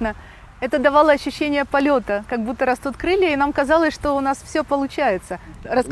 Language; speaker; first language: Russian; native; Russian